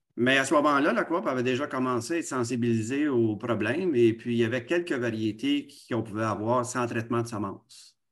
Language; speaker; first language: French; native; French